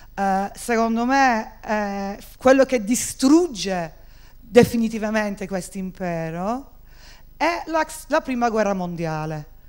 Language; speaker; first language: Italian; non-native, fluent; English